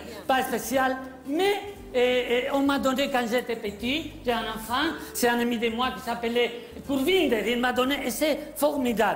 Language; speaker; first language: French; non-native, learner; Spanish